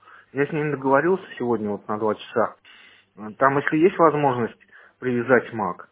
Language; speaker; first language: Russian; native; Russian